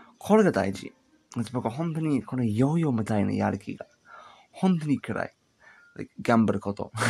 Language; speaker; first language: Japanese; non-native, learner; English